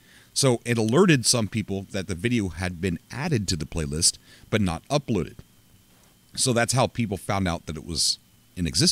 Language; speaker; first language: English; native; English